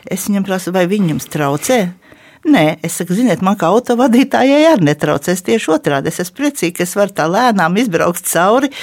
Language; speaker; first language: Latvian; native; Latvian